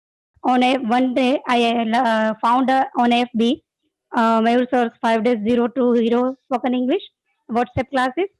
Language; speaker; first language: English; non-native, learner; Gujarati